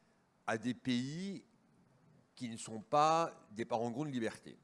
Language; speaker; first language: French; native; French